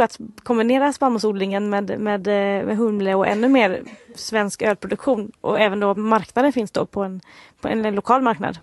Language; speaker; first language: Swedish; native; Swedish